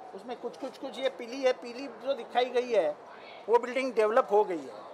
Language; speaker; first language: Hindi; non-native, local second language; Marathi